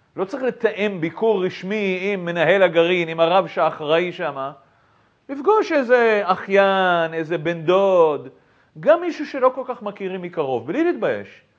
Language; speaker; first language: Hebrew; native; Hebrew